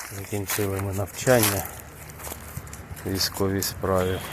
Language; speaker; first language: Ukrainian; native; Ukrainian